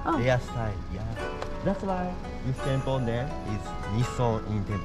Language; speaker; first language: English; non-native, learner; Japanese